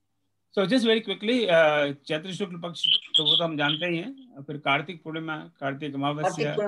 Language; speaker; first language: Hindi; native; Hindi